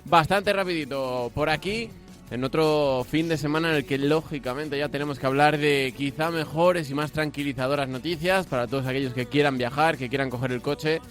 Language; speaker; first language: Spanish; native; Spanish